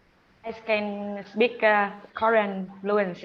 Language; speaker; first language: English; non-native, learner; Vietnamese